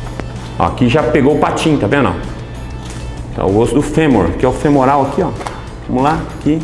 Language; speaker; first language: Portuguese; native; Portuguese